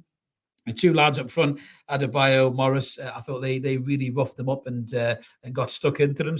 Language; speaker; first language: English; native; English